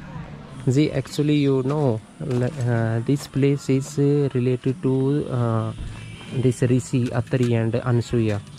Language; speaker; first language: English; non-native, learner; Hindi